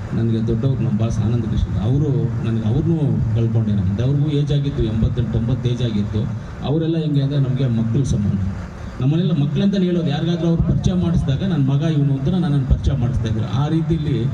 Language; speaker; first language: Kannada; native; Kannada